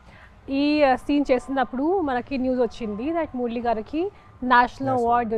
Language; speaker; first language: Telugu; non-native, local second language; Hindi